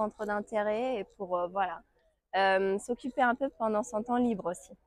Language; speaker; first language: French; non-native, fluent; German